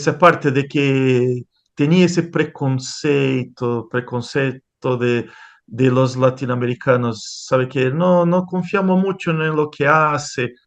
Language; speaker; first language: Spanish; non-native, fluent; Portuguese